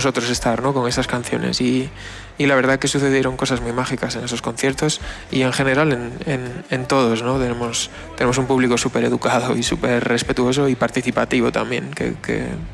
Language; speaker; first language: Spanish; native; Spanish